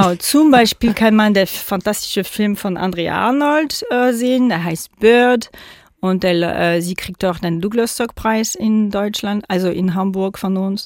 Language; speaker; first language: German; non-native, fluent; French